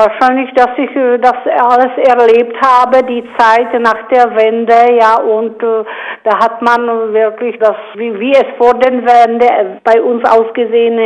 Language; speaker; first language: German; non-native, fluent; Czech